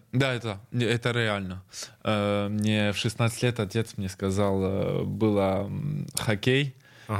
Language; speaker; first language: Russian; early bilingual, heritage; Russian